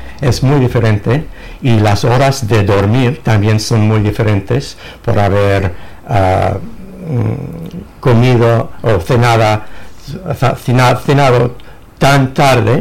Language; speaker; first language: Spanish; non-native, fluent; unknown